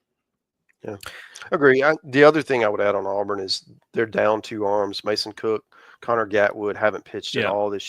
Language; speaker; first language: English; native; English